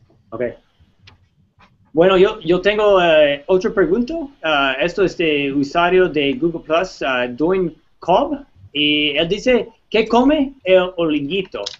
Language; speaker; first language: Spanish; non-native, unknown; English